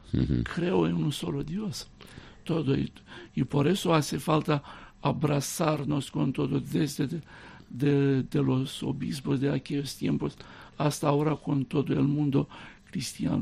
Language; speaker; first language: Spanish; non-native, fluent; Romanian